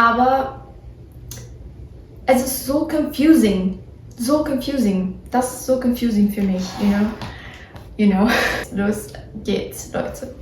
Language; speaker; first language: German; non-native, learner; Portuguese